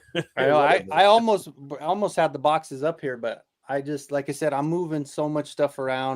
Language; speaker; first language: English; native; English